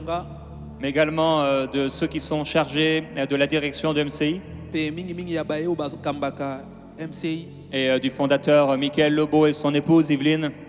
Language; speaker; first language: French; native; French